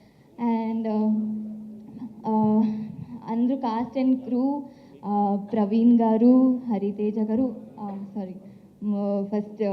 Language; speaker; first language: Telugu; non-native, local second language; Tamil